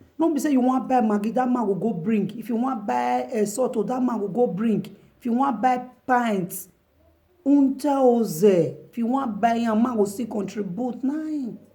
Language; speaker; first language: Nigerian Pidgin; non-native, local second language; Bini